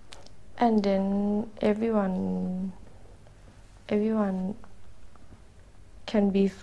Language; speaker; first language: English; non-native, learner; Thai